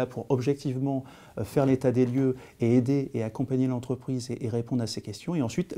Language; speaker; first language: French; native; French